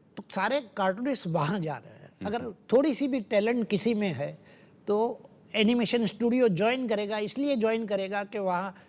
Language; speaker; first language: Hindi; non-native, local second language; Gujarati